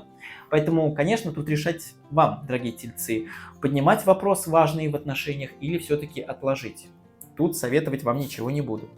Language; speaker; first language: Russian; native; Russian